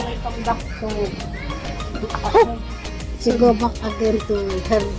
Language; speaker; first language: English; non-native, learner; Filipino